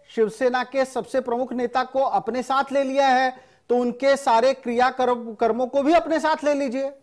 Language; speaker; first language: Hindi; non-native, local second language; Marathi